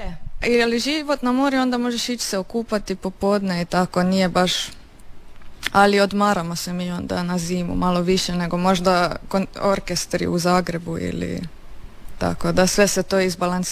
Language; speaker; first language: Serbian; native; Serbian